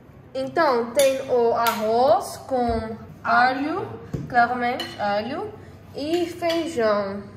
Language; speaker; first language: Portuguese; non-native, learner; Dutch